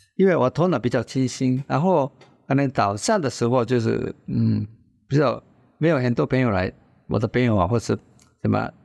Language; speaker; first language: Chinese; non-native, fluent; Japanese